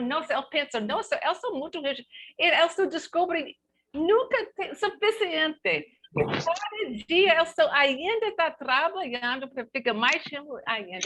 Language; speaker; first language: Portuguese; non-native, learner; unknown